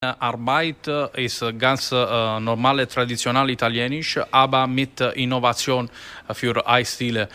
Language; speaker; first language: German; non-native, learner; Italian